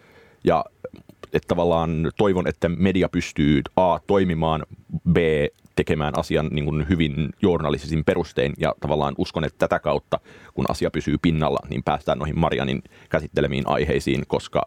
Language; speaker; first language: Finnish; native; Finnish